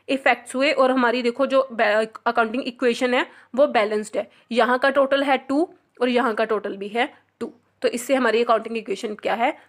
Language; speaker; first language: Hindi; non-native, local second language; Punjabi